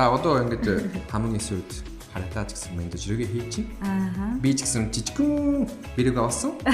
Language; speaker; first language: Mongolian; non-native, fluent; Japanese